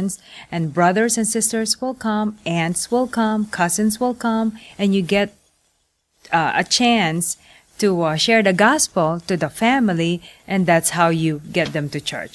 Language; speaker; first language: English; non-native, local second language; Pampanga